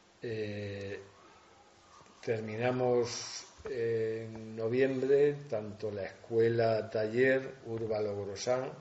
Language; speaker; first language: Spanish; native; Spanish